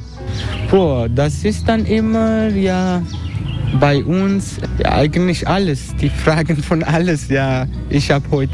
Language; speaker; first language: German; non-native, learner; Turkish